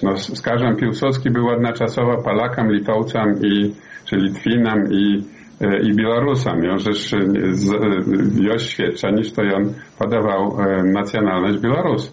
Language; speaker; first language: Polish; non-native, learner; Belarusian